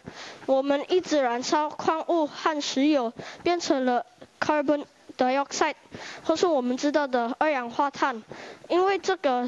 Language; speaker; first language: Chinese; non-native, learner; Indonesian